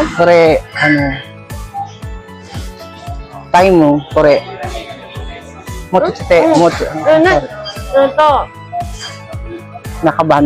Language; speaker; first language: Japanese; non-native, learner; Filipino